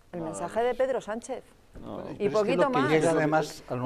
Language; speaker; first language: Spanish; native; Spanish